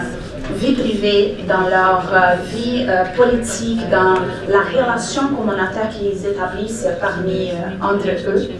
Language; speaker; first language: French; non-native, fluent; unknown